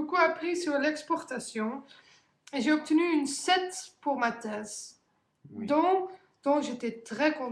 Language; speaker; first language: French; non-native, fluent; Dutch